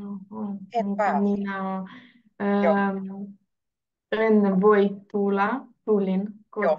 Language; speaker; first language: Finnish; non-native, learner; Russian